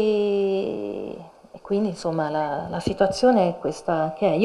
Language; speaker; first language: Italian; native; Italian